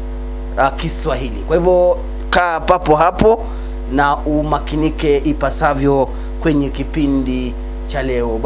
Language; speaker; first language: Swahili; native; Swahili